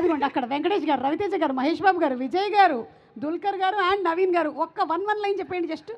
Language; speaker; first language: Telugu; native; Telugu